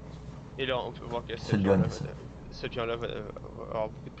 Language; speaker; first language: French; native; French